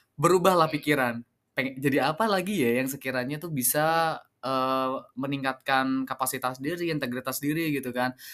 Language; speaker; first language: Indonesian; non-native, local second language; Madurese